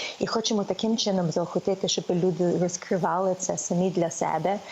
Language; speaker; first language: Ukrainian; early bilingual, heritage; Ukrainian